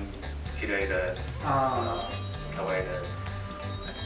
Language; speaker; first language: Japanese; non-native, learner; French